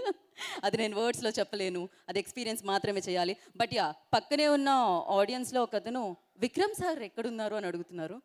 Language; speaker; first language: Telugu; native; Telugu